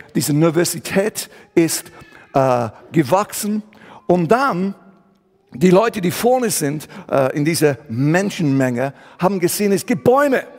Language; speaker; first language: German; non-native, fluent; English